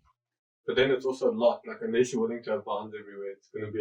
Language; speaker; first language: English; native; English